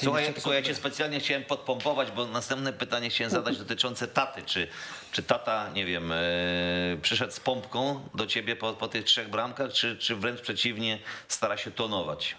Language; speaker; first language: Polish; native; Polish